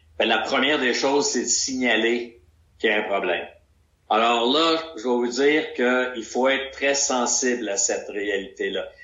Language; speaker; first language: French; native; French